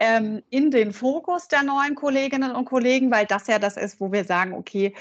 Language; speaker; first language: German; native; German